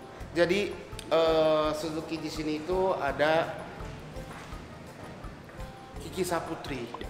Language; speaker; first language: Indonesian; non-native, fluent; Japanese